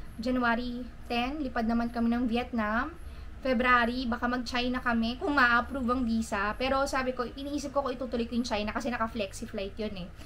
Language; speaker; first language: Filipino; native; Filipino